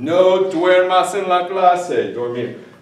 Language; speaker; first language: Spanish; non-native, fluent; English